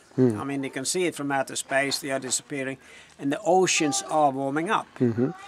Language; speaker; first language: English; non-native, fluent; Norwegian